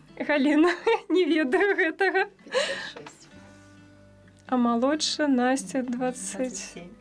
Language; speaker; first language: Belarusian; native; Belarusian